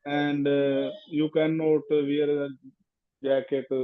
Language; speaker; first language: English; non-native, learner; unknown